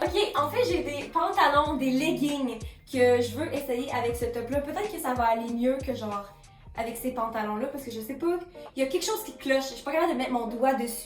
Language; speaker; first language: French; native; French